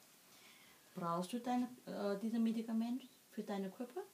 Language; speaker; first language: German; non-native, learner; Vietnamese